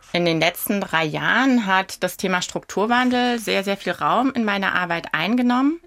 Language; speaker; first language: German; non-native, local second language; Upper Sorbian